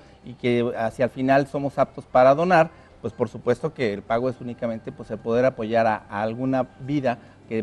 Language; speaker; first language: Spanish; native; Spanish